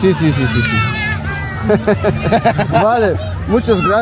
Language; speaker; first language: Spanish; non-native, learner; German